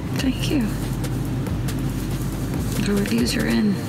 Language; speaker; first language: English; native; English